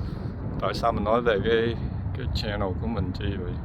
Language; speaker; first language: Vietnamese; early bilingual, other home language; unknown